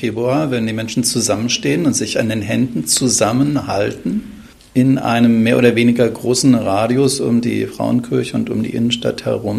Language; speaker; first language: German; native; German